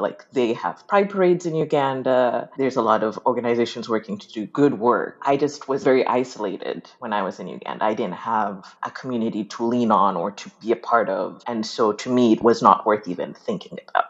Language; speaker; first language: English; non-native, local second language; Ganda